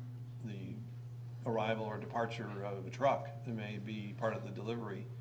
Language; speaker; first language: English; native; English